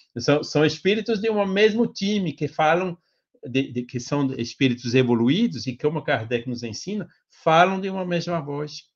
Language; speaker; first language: Portuguese; non-native, fluent; French